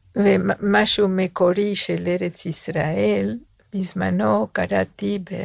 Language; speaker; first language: Hebrew; non-native, fluent; Spanish